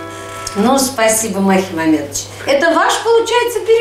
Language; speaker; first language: Russian; native; Russian